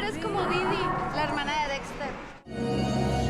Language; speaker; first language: Spanish; native; Spanish